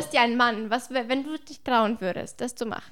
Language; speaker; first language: German; native; German